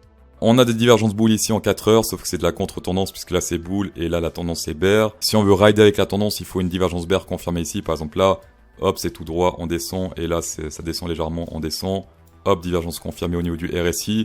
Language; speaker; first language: French; native; French